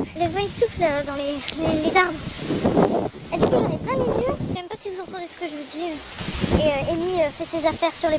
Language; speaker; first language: French; native; French